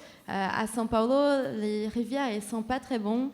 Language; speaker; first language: French; non-native, fluent; Portuguese